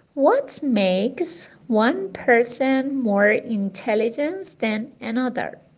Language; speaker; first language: English; non-native, fluent; Persian